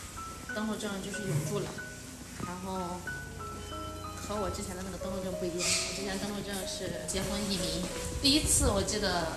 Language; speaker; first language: Chinese; native; Chinese